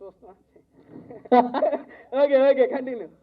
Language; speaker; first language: Telugu; native; Telugu